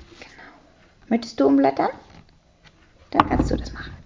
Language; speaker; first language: German; native; German